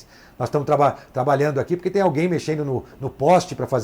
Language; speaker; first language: Portuguese; native; Portuguese